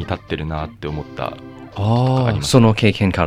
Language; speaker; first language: Japanese; non-native, learner; English